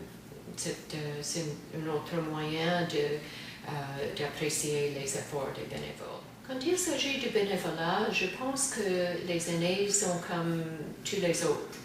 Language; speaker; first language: French; non-native, fluent; English